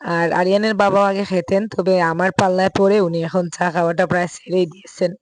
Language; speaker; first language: Bangla; native; Bangla